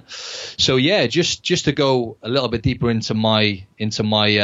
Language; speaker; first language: English; native; English